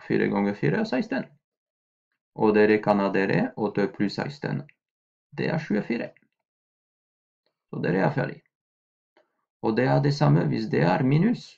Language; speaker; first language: Norwegian; non-native, fluent; French